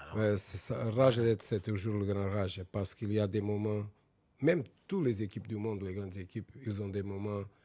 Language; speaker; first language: French; non-native, fluent; Portuguese